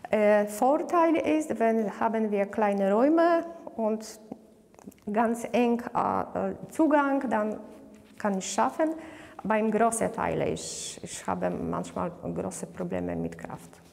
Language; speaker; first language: German; non-native, learner; Polish